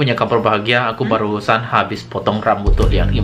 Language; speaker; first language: Indonesian; native; Indonesian